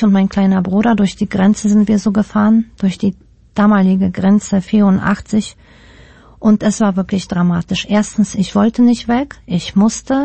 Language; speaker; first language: German; early bilingual, other home language; Polish